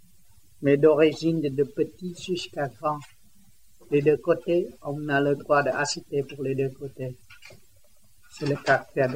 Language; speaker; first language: French; non-native, learner; Vietnamese